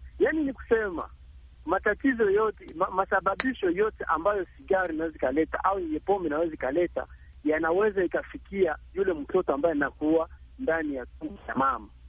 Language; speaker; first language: Swahili; native; Swahili